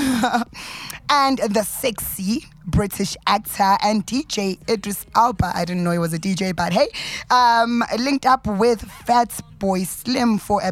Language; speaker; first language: English; non-native, local second language; Zulu